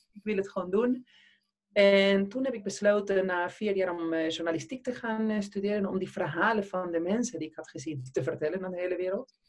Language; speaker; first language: Dutch; non-native, fluent; Spanish